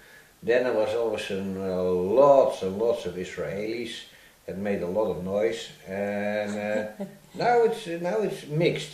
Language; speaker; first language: English; non-native, fluent; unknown